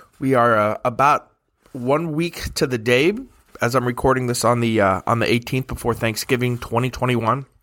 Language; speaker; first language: English; native; English